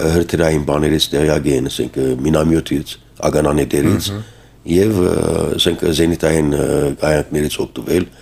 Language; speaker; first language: Armenian; early bilingual, heritage; Armenian